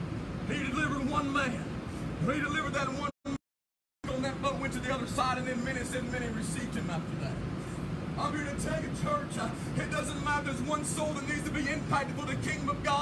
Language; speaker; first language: English; native; English